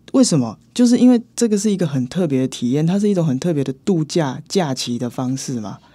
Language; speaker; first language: Chinese; native; Chinese